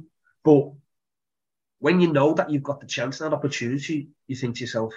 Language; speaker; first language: English; native; English